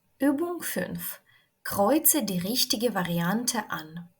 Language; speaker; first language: German; non-native, fluent; Ukrainian